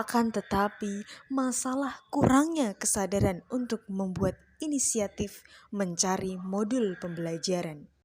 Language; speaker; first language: Indonesian; native; Indonesian